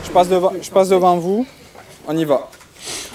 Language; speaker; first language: French; native; French